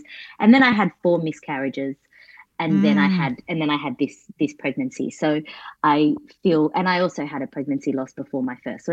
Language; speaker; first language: English; native; English